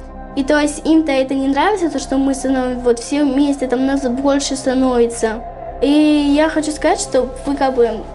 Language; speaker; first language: Russian; native; Russian